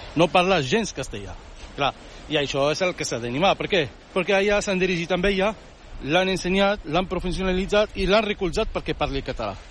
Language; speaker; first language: Catalan; early bilingual, other home language; Arabic